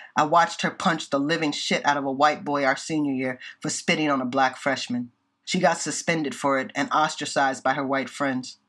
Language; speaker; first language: English; native; English